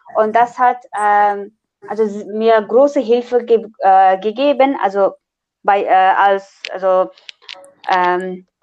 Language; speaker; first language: German; non-native, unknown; Nepali